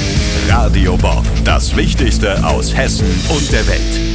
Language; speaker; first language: German; native; German